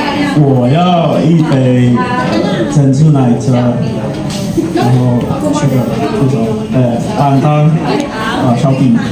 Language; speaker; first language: Chinese; non-native, learner; Filipino